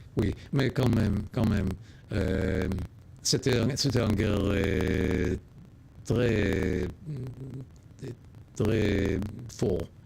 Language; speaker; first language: French; non-native, learner; Hebrew